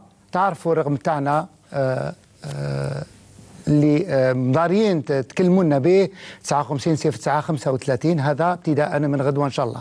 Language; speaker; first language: Arabic; native; Arabic